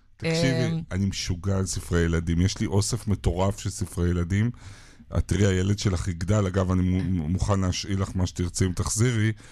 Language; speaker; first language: Hebrew; native; Hebrew